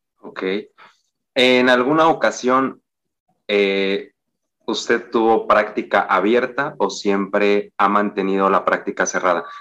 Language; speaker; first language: Spanish; native; Spanish